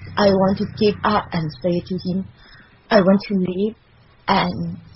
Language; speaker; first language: English; non-native, learner; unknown